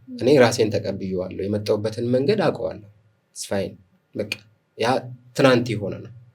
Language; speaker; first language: Amharic; non-native, local second language; Oromo